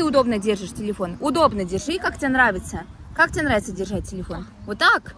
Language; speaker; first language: Russian; native; Russian